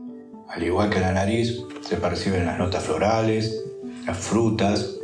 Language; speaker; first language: Spanish; native; Spanish